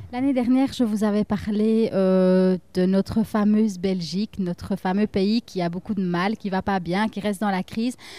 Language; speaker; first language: French; native; French